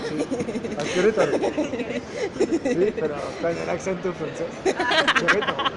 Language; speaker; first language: Spanish; non-native, learner; French